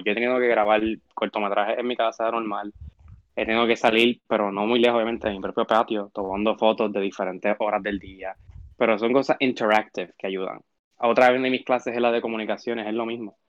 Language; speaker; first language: Spanish; native; Spanish